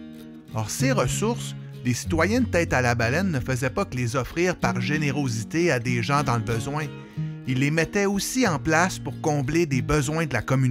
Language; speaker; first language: French; native; French